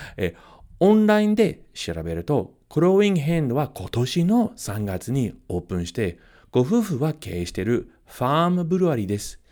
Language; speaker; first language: Japanese; non-native, fluent; English